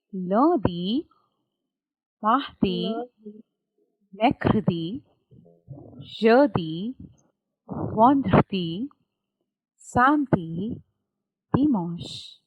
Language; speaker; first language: French; non-native, fluent; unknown